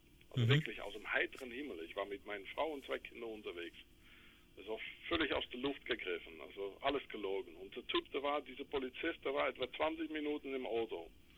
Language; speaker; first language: German; non-native, fluent; English